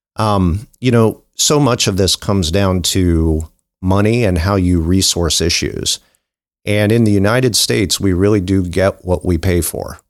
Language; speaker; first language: English; native; English